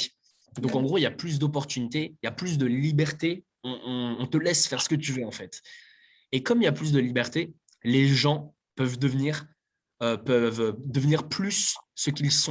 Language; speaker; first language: French; native; French